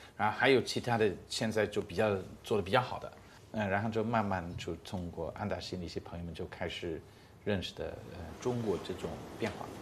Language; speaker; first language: Chinese; non-native, fluent; English